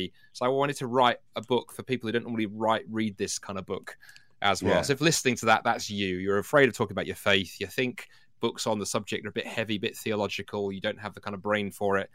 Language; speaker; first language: English; native; English